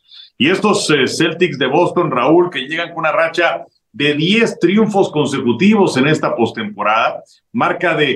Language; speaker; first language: Spanish; native; Spanish